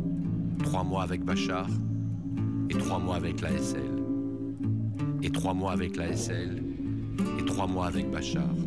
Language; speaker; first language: French; non-native, learner; Arabic